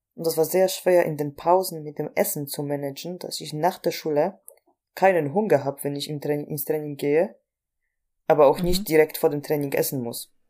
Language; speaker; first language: German; non-native, fluent; Polish